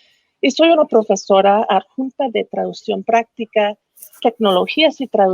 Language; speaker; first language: Spanish; non-native, fluent; English